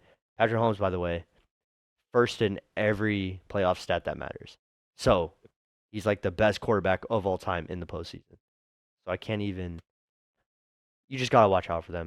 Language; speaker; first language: English; native; English